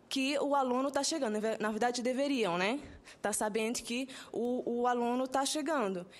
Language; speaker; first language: Portuguese; non-native, local second language; Kabuverdianu